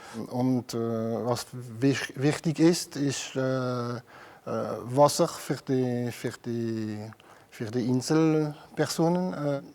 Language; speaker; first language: German; non-native, local second language; French